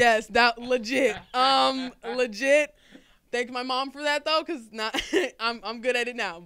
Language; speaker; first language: English; native; English